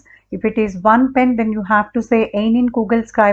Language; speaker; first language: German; non-native, learner; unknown